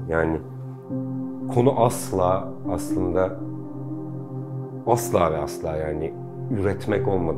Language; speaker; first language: Turkish; native; Turkish